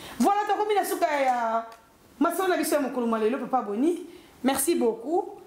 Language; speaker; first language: Lingala; native; Lingala